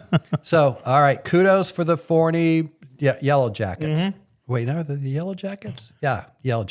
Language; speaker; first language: English; native; English